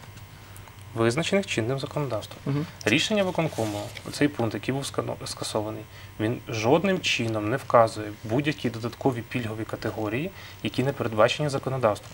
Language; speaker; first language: Ukrainian; native; Ukrainian